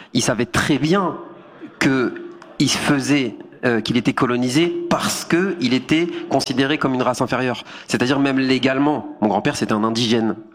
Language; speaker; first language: French; native; French